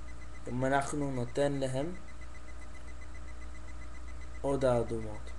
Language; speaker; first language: Hebrew; non-native, learner; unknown